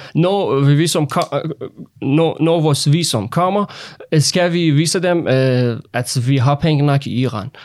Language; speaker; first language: Danish; non-native, fluent; Persian